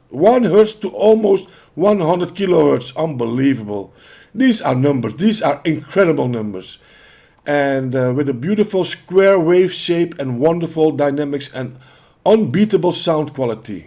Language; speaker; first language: English; non-native, fluent; Dutch